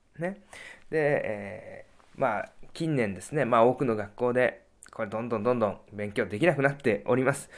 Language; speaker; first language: Japanese; native; Japanese